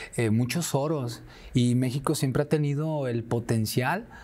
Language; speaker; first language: Spanish; native; Spanish